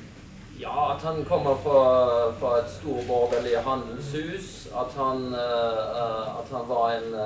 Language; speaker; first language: Norwegian; non-native, fluent; German